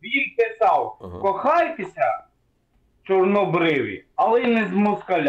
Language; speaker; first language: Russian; non-native, local second language; Ukrainian